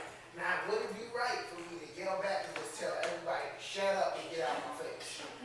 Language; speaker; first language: English; native; English